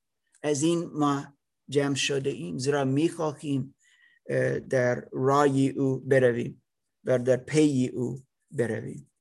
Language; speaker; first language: Persian; non-native, learner; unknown